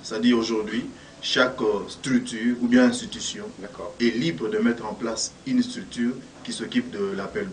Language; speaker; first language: French; non-native, local second language; Lingala